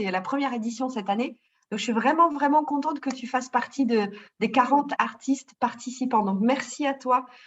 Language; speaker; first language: French; native; French